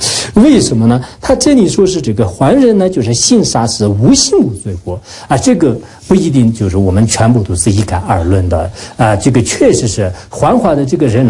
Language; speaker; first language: Chinese; non-native, local second language; Tibetan